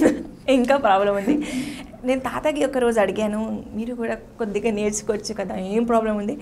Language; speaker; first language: Telugu; non-native, learner; Hindi